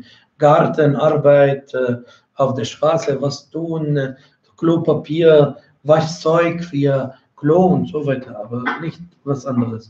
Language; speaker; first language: German; non-native, fluent; Arabic